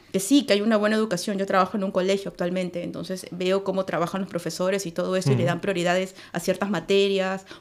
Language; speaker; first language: Spanish; native; Spanish